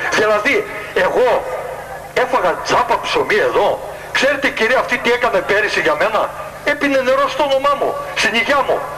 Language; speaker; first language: Greek; native; Greek